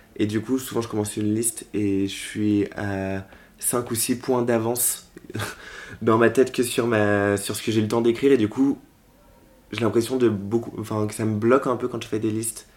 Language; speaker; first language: French; native; French